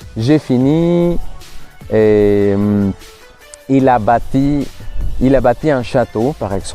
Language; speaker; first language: French; non-native, fluent; Spanish